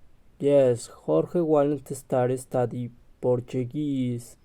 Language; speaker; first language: English; non-native, learner; Spanish